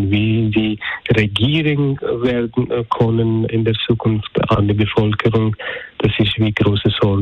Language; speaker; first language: German; non-native, learner; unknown